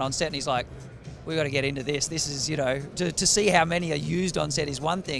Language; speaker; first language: English; native; English